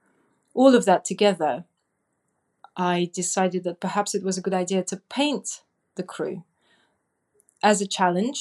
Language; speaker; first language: English; non-native, fluent; Russian